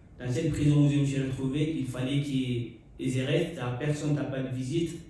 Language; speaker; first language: French; non-native, local second language; Fula